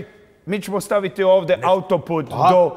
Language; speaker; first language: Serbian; early bilingual, heritage; English